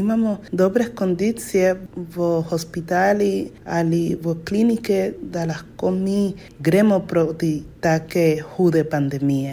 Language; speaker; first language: Slovenian; non-native, learner; Spanish